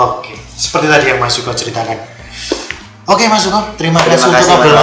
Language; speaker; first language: Indonesian; non-native, local second language; Javanese